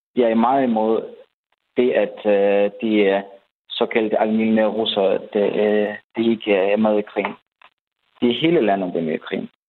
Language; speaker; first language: Danish; non-native, fluent; Ukrainian